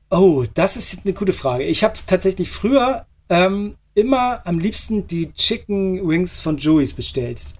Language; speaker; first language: German; native; German